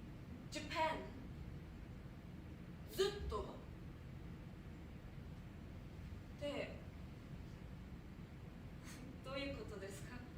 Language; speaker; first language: Japanese; non-native, fluent; German